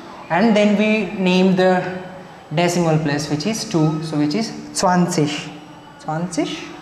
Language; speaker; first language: English; non-native, local second language; Marathi